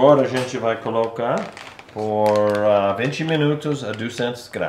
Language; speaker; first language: Portuguese; non-native, learner; English